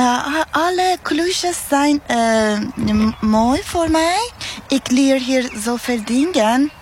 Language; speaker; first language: Dutch; non-native, learner; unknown